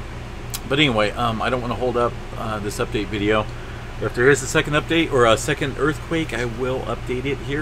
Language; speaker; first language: English; native; English